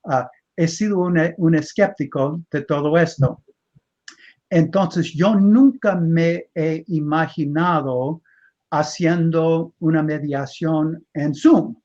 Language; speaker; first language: Spanish; non-native, fluent; English